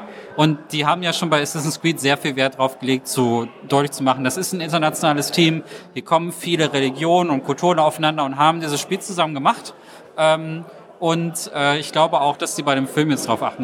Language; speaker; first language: German; native; German